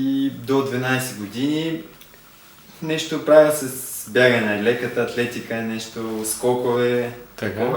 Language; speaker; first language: Bulgarian; non-native, learner; Russian